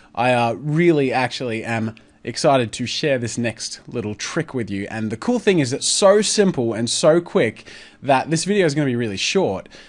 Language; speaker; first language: English; native; English